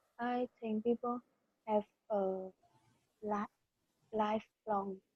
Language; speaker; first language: English; non-native, learner; Vietnamese